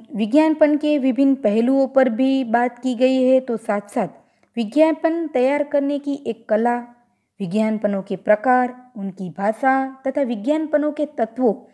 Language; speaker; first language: Hindi; non-native, local second language; Gujarati